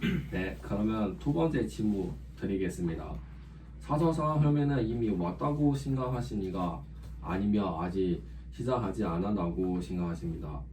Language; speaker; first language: Korean; non-native, learner; Chinese